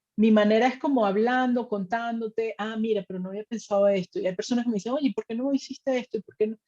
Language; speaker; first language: Spanish; native; Spanish